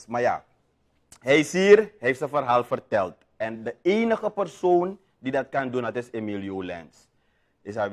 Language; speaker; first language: Dutch; native; Dutch